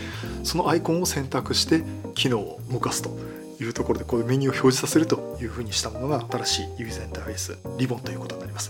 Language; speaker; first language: Japanese; native; Japanese